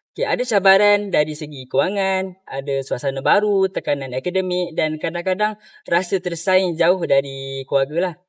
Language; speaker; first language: Malay; native; Malay